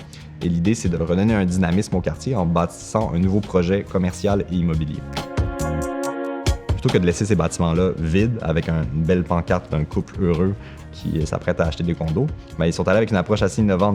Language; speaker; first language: French; native; French